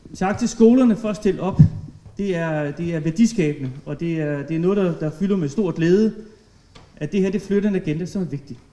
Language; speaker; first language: Danish; native; Danish